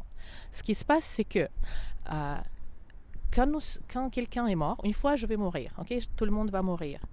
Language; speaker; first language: French; non-native, fluent; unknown